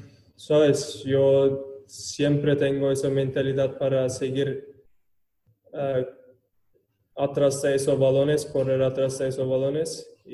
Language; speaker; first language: Spanish; non-native, learner; Turkish